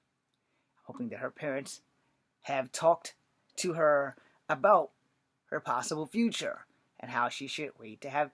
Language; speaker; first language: English; native; English